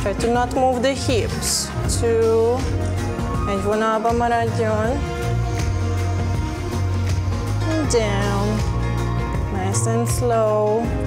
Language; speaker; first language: English; non-native, fluent; Hungarian